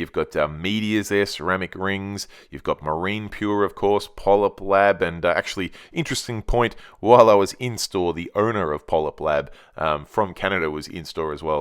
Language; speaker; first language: English; native; English